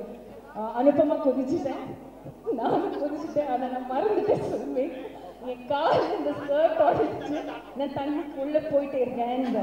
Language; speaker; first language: Tamil; non-native, learner; Malayalam